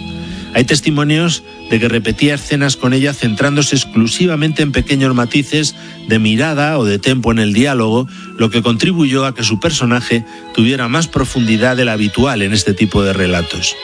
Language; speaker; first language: Spanish; native; Spanish